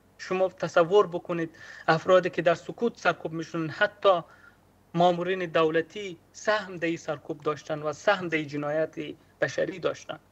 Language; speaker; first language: Persian; native; Persian